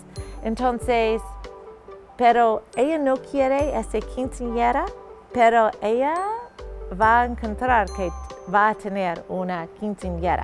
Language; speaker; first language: Spanish; non-native, fluent; English